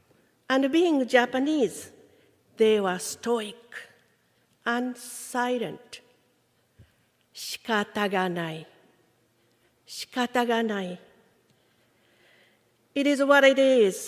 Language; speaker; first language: English; non-native, fluent; Japanese